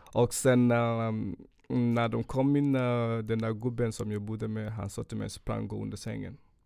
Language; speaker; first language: Swedish; non-native, fluent; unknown